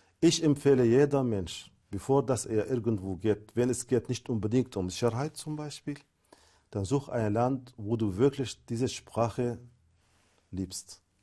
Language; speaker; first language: German; non-native, fluent; Arabic